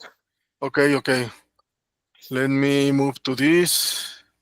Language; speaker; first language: English; non-native, learner; Spanish